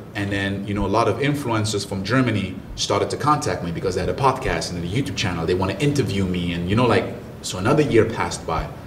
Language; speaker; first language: English; early bilingual, other home language; French